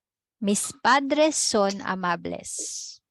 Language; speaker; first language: Spanish; non-native, fluent; Filipino